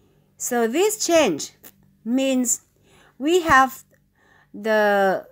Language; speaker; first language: English; non-native, fluent; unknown